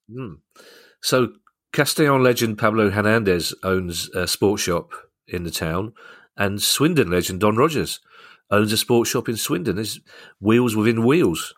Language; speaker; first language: English; native; English